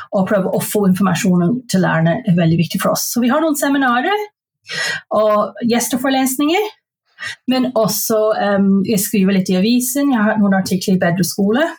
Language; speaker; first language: Norwegian; non-native, fluent; English